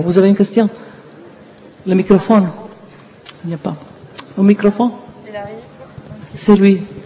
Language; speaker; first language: French; non-native, learner; Serbian